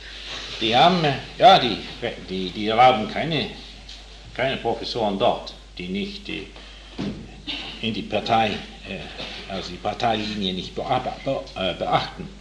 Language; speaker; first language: German; non-native, fluent; English